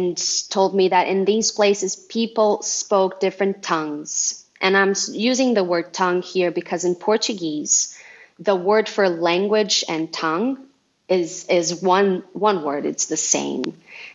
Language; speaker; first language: English; non-native, fluent; Portuguese